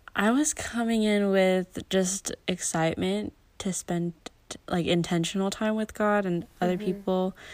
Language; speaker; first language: English; native; English